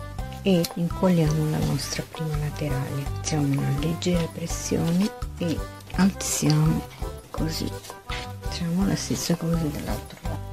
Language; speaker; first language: Italian; non-native, fluent; Portuguese